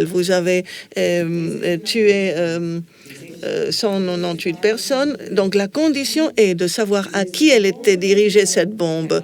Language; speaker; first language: French; non-native, fluent; Spanish